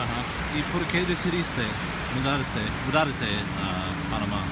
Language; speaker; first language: Spanish; non-native, fluent; English